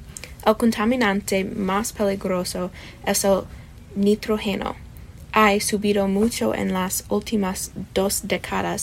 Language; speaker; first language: Spanish; non-native, learner; English